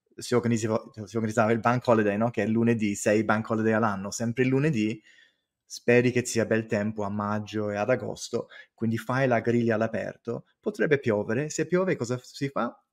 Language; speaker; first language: Italian; non-native, fluent; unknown